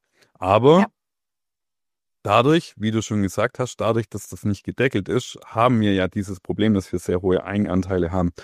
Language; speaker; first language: German; native; German